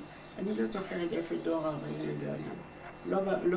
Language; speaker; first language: Hebrew; non-native, fluent; German